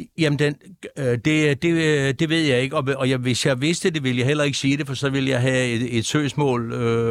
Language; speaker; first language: Danish; native; Danish